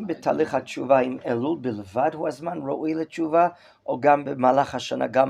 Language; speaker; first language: Hebrew; non-native, fluent; English